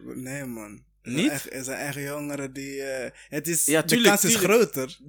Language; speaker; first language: Dutch; early bilingual, other home language; Kinyarwanda